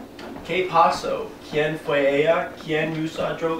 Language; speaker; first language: Spanish; non-native, learner; English